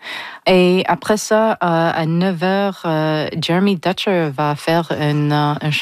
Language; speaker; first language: French; non-native, local second language; English